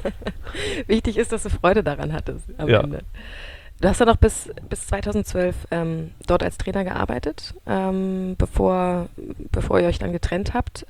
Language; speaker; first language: German; native; German